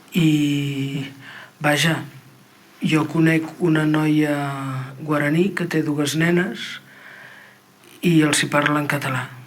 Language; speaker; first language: Catalan; native; Catalan